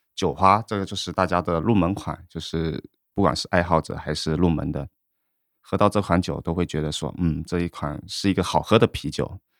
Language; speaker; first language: Chinese; native; Chinese